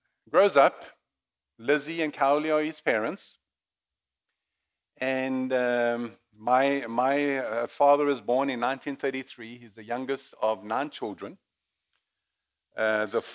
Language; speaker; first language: English; native; English